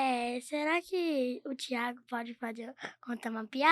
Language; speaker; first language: Portuguese; native; Portuguese